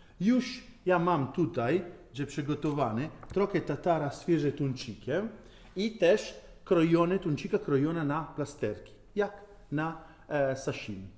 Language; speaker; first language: Polish; non-native, learner; Italian